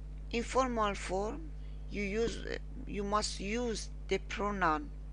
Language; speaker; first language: English; non-native, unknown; Persian